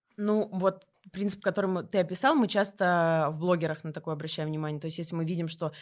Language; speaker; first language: Russian; native; Russian